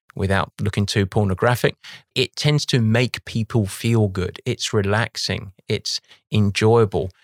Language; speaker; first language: English; native; English